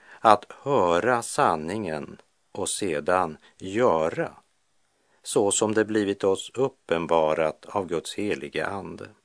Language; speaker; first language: Swedish; native; Swedish